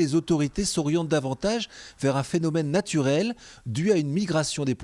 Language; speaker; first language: French; native; French